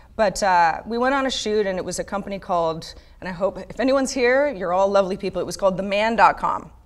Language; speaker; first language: English; native; English